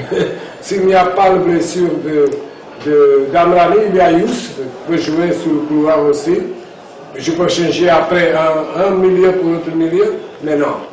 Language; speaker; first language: French; non-native, fluent; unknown